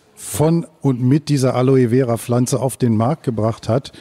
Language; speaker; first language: German; native; German